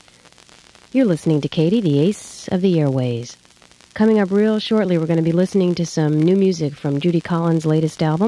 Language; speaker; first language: English; native; English